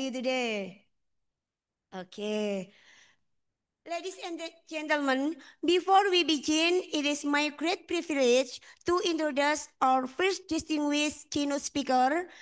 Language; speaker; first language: English; non-native, fluent; Indonesian